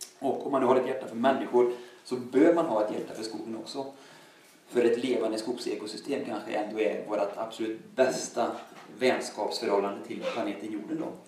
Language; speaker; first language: Swedish; native; Swedish